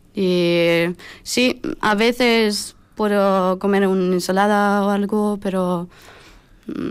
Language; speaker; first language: Spanish; non-native, learner; German